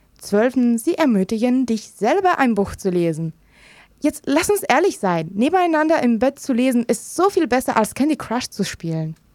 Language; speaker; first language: German; non-native, fluent; Romanian